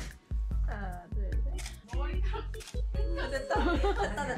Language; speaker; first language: Korean; native; Korean